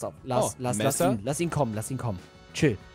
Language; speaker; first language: German; native; German